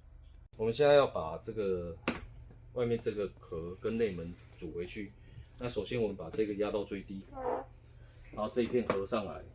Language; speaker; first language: Chinese; native; Chinese